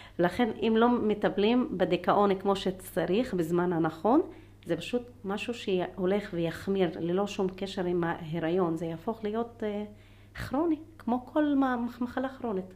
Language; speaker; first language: Hebrew; non-native, local second language; Arabic